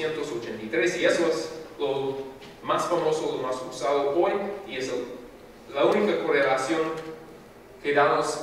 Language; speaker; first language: Spanish; non-native, fluent; English